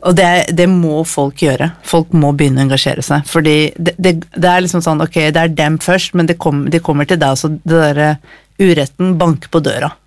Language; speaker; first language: Norwegian; early bilingual, other home language; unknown